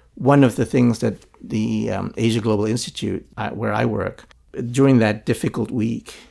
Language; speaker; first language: English; non-native, local second language; Filipino